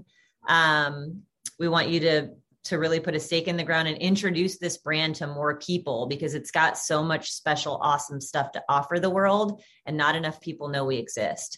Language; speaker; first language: English; native; English